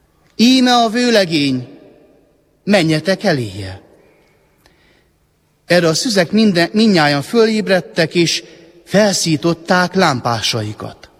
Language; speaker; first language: Hungarian; native; Hungarian